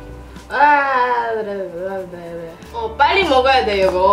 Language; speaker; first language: Korean; non-native, learner; Indonesian